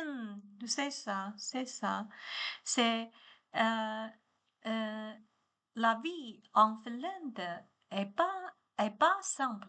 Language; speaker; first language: French; non-native, learner; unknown